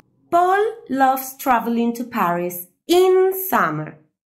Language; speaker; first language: English; non-native, fluent; Spanish